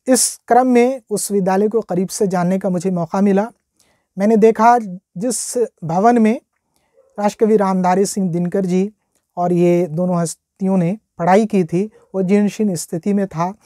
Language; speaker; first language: Hindi; native; Hindi